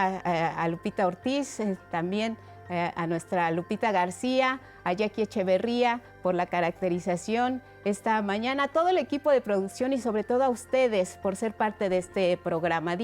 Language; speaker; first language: Spanish; native; Spanish